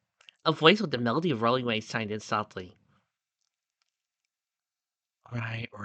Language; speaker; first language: English; native; English